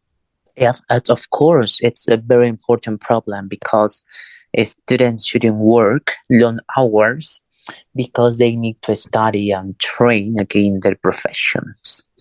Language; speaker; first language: English; non-native, fluent; Spanish